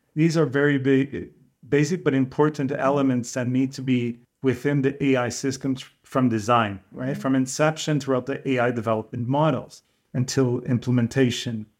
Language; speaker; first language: English; non-native, fluent; Portuguese